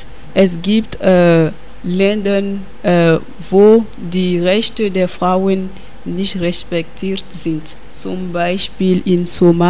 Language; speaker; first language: German; non-native, learner; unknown